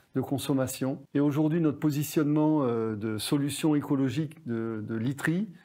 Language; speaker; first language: French; native; French